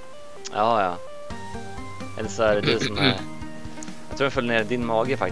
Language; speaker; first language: Swedish; native; Swedish